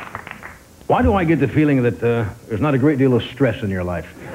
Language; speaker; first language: English; native; English